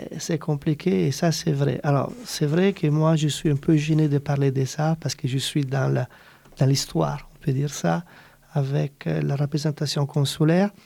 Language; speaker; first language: French; non-native, fluent; Italian